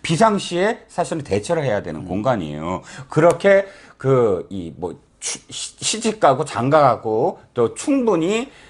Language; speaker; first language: Korean; native; Korean